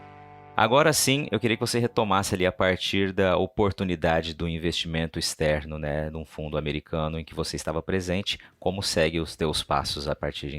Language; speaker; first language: Portuguese; native; Portuguese